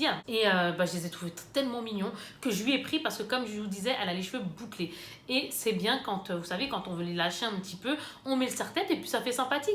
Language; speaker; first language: French; native; French